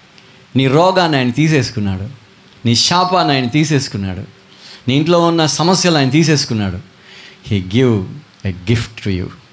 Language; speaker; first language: Telugu; native; Telugu